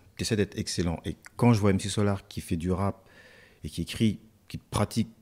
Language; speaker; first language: French; native; French